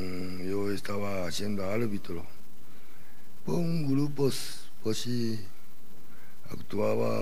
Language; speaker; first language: Spanish; non-native, learner; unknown